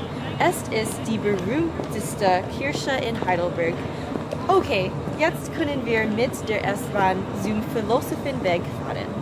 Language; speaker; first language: German; non-native, learner; English